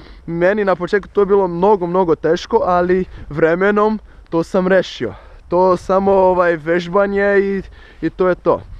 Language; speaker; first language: Serbian; non-native, fluent; Portuguese